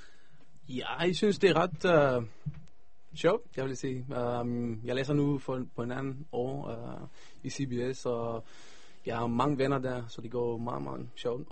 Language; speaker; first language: Danish; non-native, fluent; Hebrew